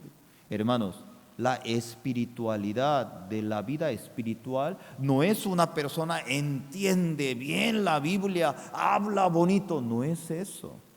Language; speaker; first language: Spanish; non-native, fluent; Korean